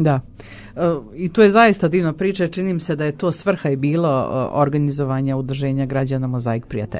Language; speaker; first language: Croatian; native; Croatian